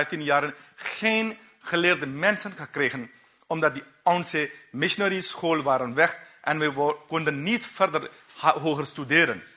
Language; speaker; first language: Dutch; non-native, learner; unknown